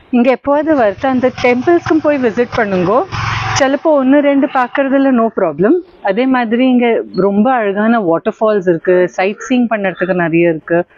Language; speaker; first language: Tamil; early bilingual, heritage; Tamil